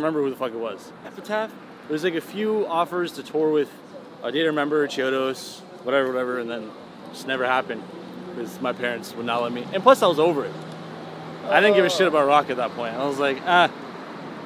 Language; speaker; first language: English; early bilingual, other home language; Persian